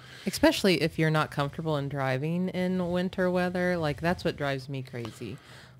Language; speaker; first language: English; native; English